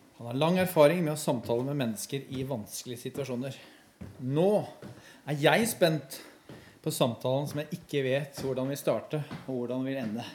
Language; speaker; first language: Norwegian; native; Norwegian